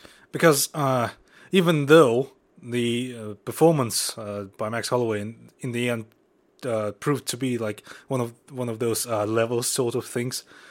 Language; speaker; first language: English; non-native, fluent; Russian